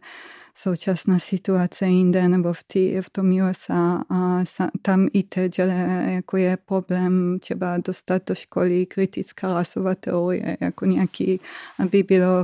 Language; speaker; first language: Czech; non-native, fluent; Hebrew